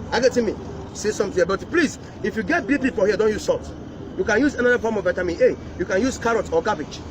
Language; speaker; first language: Nigerian Pidgin; non-native, local second language; Yoruba